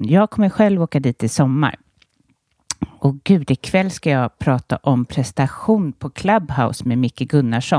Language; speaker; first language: Swedish; native; Swedish